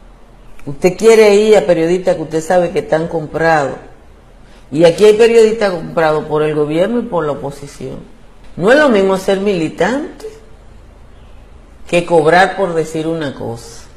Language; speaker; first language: Spanish; native; Spanish